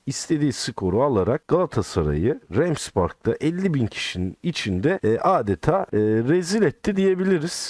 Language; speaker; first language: Turkish; native; Turkish